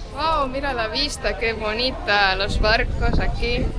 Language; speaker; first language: Spanish; non-native, fluent; Estonian